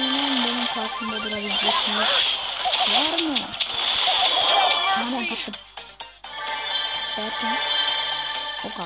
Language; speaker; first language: Turkish; native; Turkish